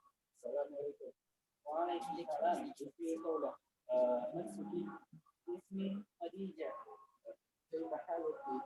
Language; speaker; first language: Arabic; non-native, learner; Indonesian